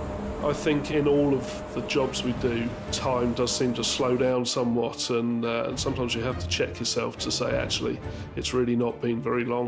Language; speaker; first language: English; native; English